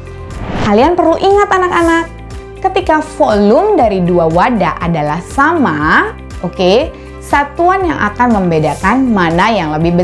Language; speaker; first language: Indonesian; native; Indonesian